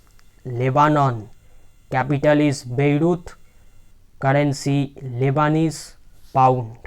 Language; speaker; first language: English; non-native, local second language; Bangla